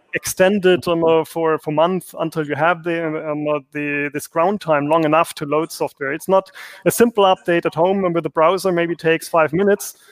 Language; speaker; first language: English; non-native, fluent; German